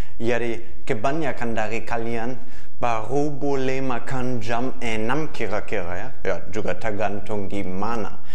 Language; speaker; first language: Indonesian; non-native, fluent; German